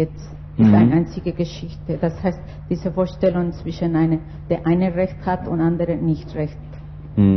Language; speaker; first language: German; non-native, fluent; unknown